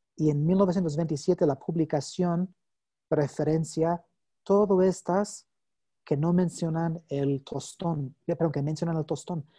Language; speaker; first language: Spanish; non-native, fluent; English